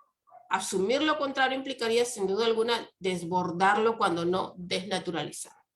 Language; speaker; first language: Spanish; native; Spanish